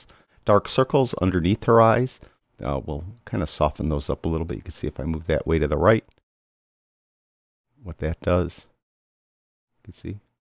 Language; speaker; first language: English; native; English